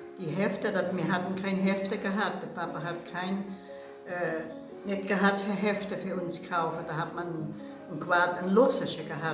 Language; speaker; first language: German; early bilingual, heritage; German